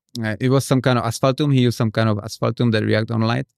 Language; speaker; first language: English; non-native, fluent; Czech